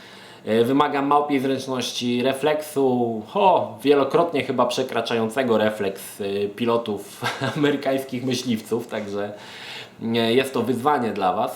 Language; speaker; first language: Polish; native; Polish